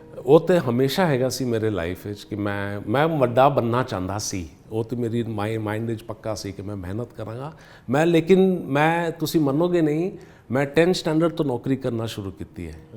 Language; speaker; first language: Punjabi; early bilingual, heritage; Punjabi